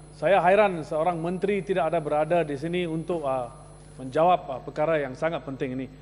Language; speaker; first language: Malay; non-native, local second language; Tamil